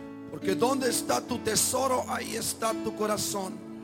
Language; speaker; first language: Spanish; native; Spanish